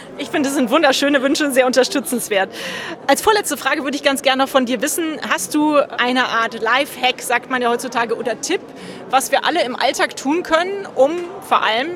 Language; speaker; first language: German; native; German